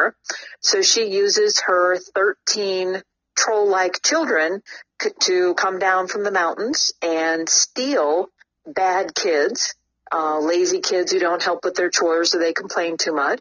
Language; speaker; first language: English; native; English